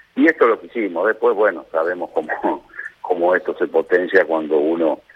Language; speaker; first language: Spanish; native; Spanish